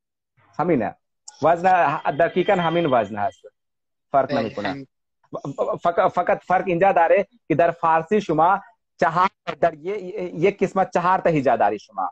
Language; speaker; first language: Persian; non-native, fluent; Hindi